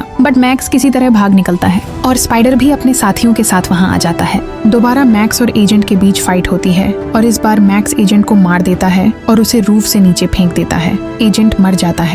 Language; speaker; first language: Hindi; native; Hindi